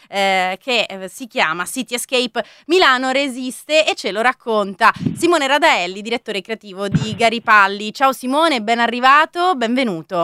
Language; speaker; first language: Italian; native; Italian